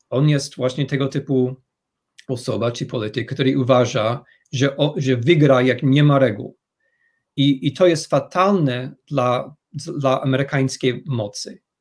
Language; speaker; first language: Polish; non-native, fluent; English